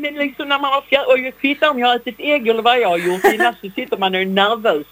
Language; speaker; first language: Swedish; native; Swedish